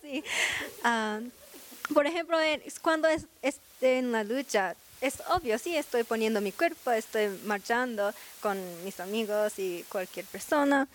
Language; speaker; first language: Spanish; non-native, learner; Japanese